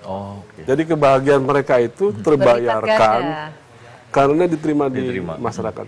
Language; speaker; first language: Indonesian; native; Indonesian